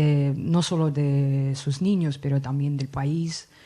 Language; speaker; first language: Spanish; non-native, fluent; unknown